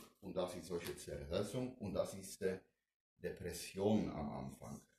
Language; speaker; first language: German; non-native, fluent; Polish